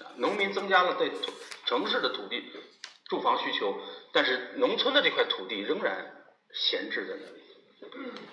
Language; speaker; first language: Chinese; native; Chinese